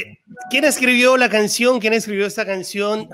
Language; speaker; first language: Spanish; native; Spanish